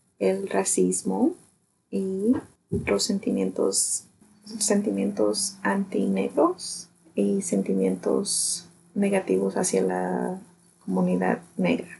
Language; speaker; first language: Spanish; early bilingual, heritage; Spanish